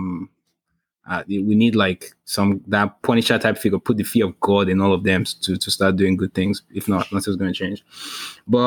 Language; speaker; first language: English; non-native, local second language; Igbo